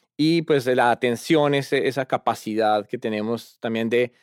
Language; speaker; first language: Spanish; native; Spanish